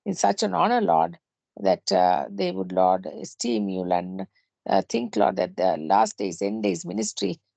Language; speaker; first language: English; non-native, local second language; Tamil